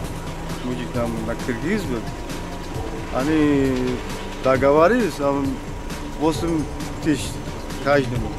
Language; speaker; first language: Russian; non-native, learner; Tajik